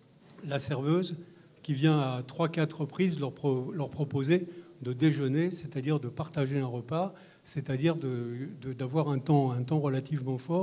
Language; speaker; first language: French; native; French